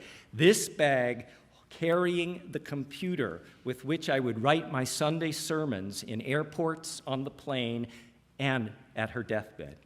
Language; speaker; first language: English; native; English